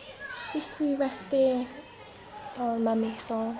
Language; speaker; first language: French; non-native, learner; English